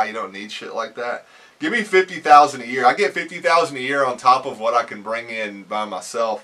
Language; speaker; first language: English; native; English